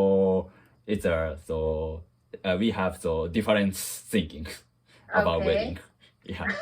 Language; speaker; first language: English; non-native, learner; Japanese